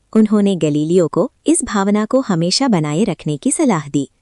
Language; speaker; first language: Hindi; non-native, local second language; Malayalam